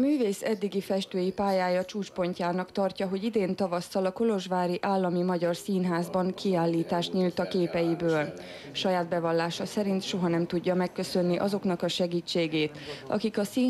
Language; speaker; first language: Hungarian; native; Hungarian